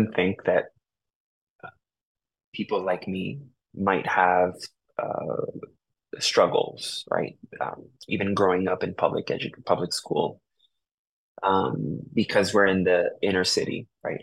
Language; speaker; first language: English; early bilingual, other home language; Spanish